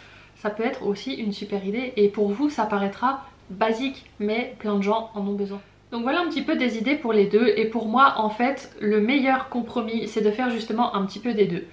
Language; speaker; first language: French; native; French